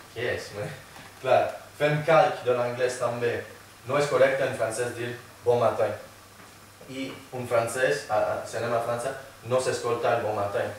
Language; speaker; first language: Catalan; non-native, fluent; French